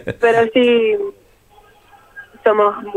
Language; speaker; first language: Spanish; non-native, fluent; French